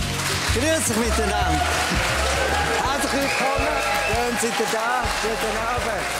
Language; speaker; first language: German; native; German